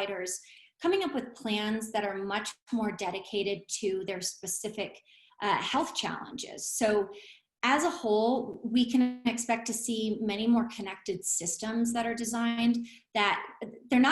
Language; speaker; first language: English; native; English